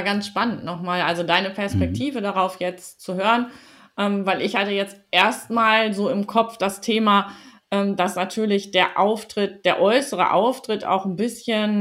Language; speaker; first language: German; native; German